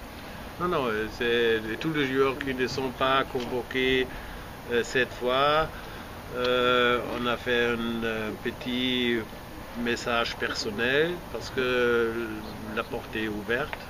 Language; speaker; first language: French; non-native, fluent; German